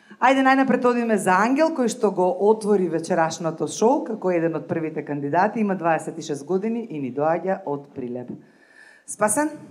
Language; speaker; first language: Macedonian; native; Macedonian